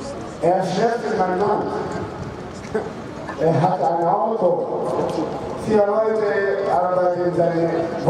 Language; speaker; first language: German; non-native, learner; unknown